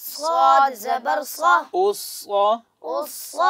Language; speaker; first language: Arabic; non-native, learner; Urdu